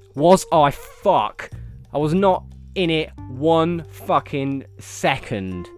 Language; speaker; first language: English; native; English